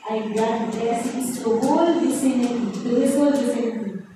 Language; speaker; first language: English; non-native, local second language; Filipino